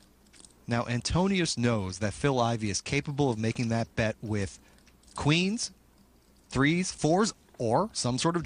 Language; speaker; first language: English; native; English